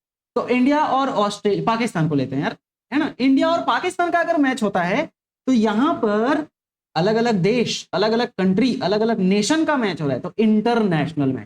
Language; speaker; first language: Hindi; native; Hindi